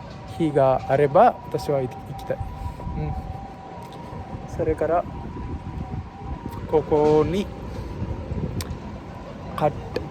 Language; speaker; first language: Japanese; non-native, learner; Sinhala